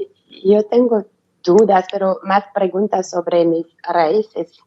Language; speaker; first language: Spanish; non-native, learner; French